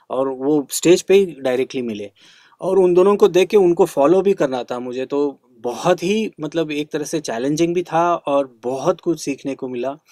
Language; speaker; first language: Hindi; non-native, local second language; Kannada